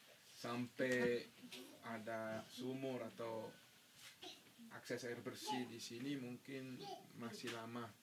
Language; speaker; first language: Indonesian; non-native, fluent; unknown